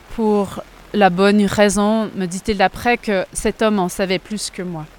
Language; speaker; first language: French; native; French